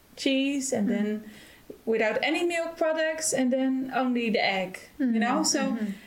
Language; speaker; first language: English; non-native, fluent; Dutch